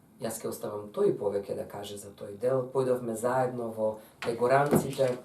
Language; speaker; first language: Macedonian; native; Macedonian